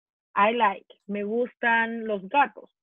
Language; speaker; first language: Spanish; non-native, fluent; English